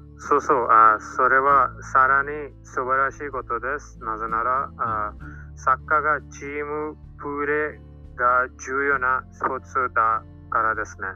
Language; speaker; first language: Japanese; non-native, learner; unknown